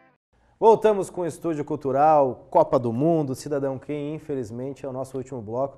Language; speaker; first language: Portuguese; native; Portuguese